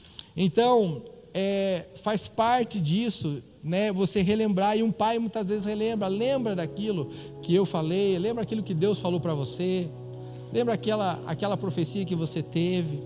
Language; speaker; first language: Portuguese; native; Portuguese